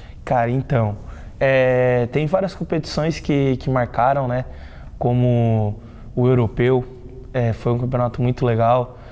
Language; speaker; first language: Portuguese; native; Portuguese